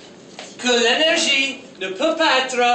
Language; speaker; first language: French; non-native, local second language; English